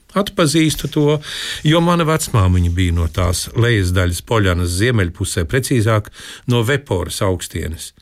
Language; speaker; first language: Latvian; native; Latvian